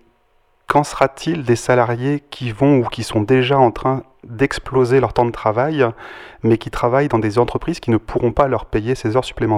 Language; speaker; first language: French; native; French